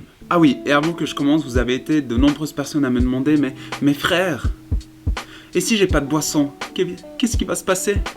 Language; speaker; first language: French; native; French